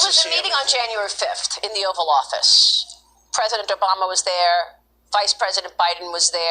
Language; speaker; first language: English; native; English